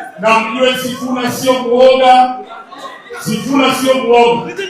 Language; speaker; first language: Swahili; non-native, local second language; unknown